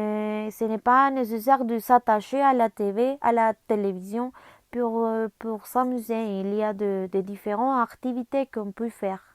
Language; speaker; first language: French; non-native, learner; Spanish